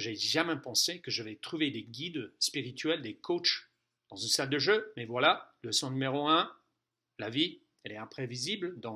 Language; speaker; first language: French; non-native, fluent; English